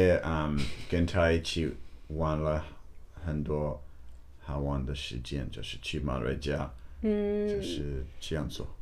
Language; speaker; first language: Chinese; non-native, learner; English